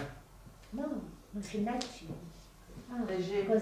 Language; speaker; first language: Italian; native; Italian